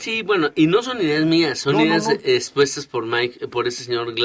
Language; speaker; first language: Spanish; native; Spanish